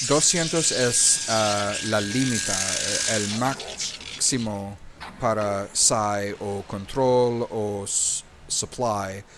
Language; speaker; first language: Spanish; non-native, learner; English